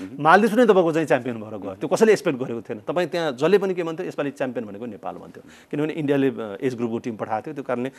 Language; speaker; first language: Nepali; native; Nepali